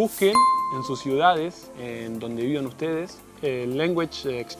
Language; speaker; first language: Spanish; native; Spanish